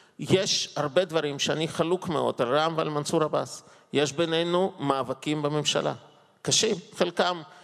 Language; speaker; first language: Hebrew; non-native, fluent; Russian